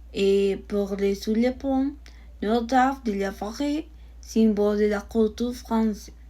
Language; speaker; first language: French; non-native, learner; Spanish